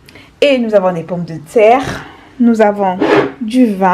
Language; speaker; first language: French; native; French